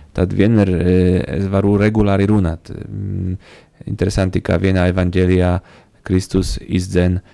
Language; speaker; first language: Latvian; non-native, fluent; Polish